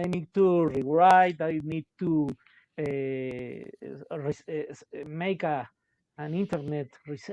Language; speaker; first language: English; non-native, learner; Spanish